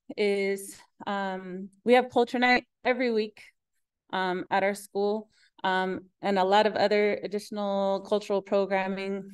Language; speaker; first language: English; native; English